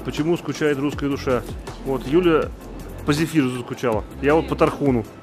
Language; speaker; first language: Russian; native; Russian